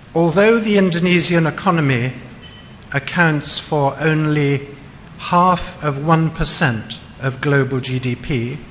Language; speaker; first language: English; native; English